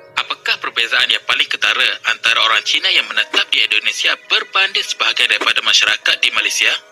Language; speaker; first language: Malay; native; Malay